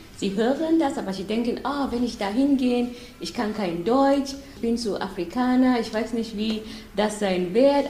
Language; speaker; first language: German; non-native, fluent; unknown